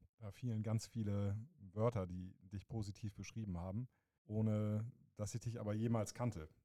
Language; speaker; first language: German; native; German